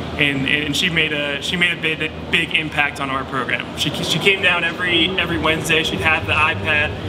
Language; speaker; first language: English; native; English